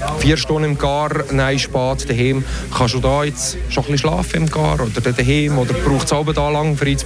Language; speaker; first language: German; native; German